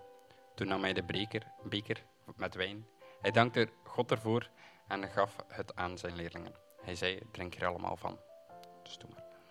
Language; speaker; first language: Dutch; native; Dutch